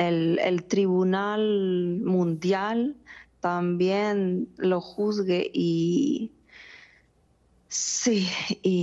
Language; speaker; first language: Spanish; non-native, fluent; Ukrainian